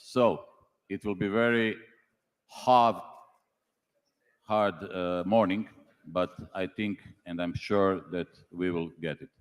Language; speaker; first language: English; non-native, fluent; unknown